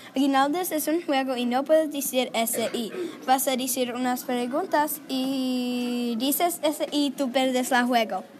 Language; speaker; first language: Spanish; non-native, learner; English